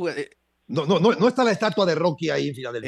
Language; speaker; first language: Spanish; native; Spanish